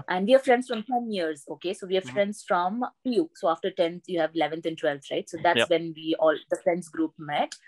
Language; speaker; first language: English; non-native, local second language; Malayalam